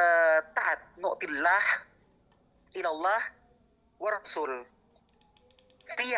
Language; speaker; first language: Arabic; non-native, learner; Indonesian